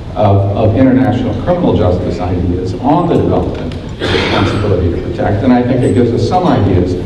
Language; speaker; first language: English; native; English